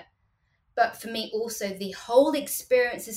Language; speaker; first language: English; native; English